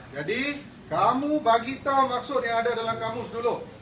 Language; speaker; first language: Malay; non-native, local second language; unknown